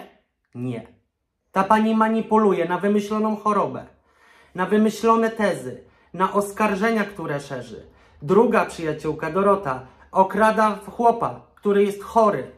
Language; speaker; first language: Polish; native; Polish